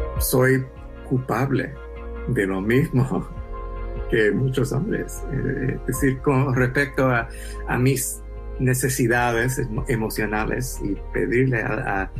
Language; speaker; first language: Spanish; early bilingual, heritage; English